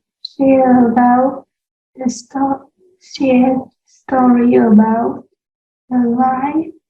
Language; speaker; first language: English; non-native, learner; Vietnamese